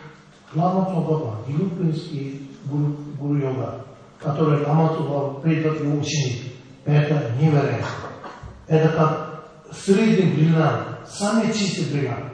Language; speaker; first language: Russian; non-native, learner; Tibetan